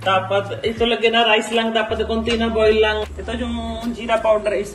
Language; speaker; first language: Filipino; non-native, learner; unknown